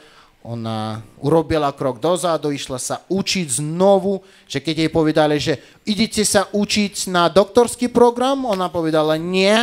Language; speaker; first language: Slovak; non-native, fluent; Russian